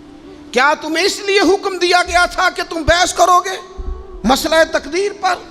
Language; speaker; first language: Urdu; non-native, local second language; Punjabi